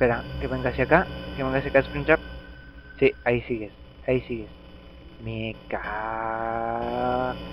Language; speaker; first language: Spanish; native; Spanish